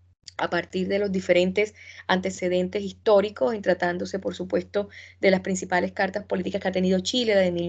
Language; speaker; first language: Spanish; native; Spanish